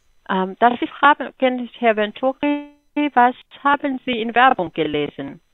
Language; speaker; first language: German; non-native, fluent; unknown